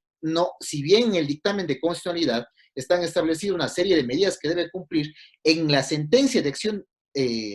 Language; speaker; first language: Spanish; native; Spanish